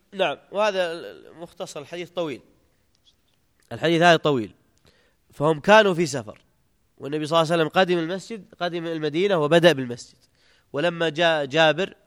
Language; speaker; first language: Arabic; native; Arabic